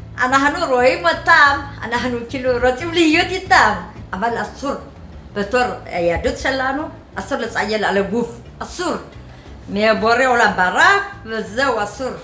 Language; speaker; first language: Hebrew; non-native, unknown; Amharic